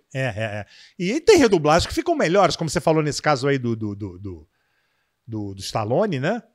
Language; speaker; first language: Portuguese; native; Portuguese